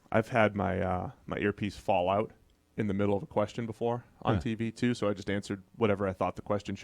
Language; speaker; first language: English; native; English